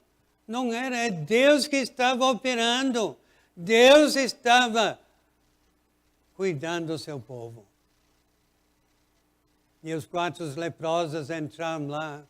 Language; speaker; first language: Portuguese; non-native, fluent; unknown